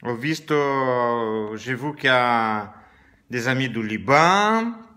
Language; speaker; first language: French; non-native, learner; Portuguese